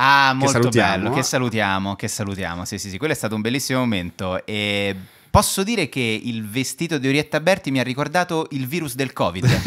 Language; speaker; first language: Italian; native; Italian